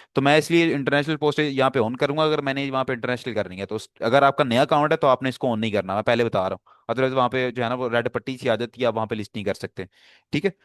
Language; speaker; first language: Urdu; non-native, local second language; Punjabi